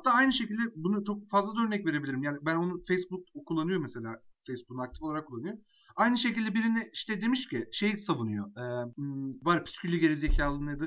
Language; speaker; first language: Turkish; native; Turkish